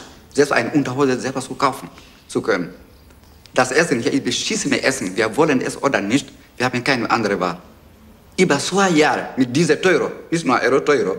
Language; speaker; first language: German; non-native, learner; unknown